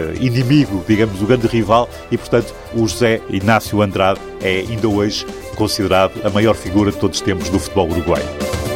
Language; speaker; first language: Portuguese; native; Portuguese